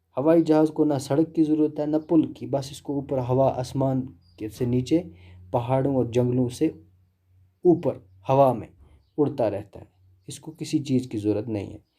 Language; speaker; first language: Urdu; non-native, local second language; Kashmiri